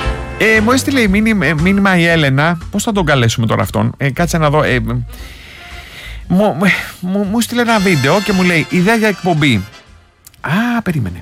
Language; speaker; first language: Greek; native; Greek